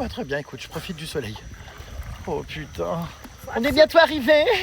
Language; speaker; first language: French; native; French